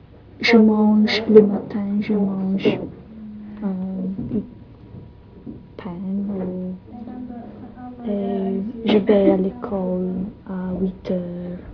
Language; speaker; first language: French; non-native, learner; English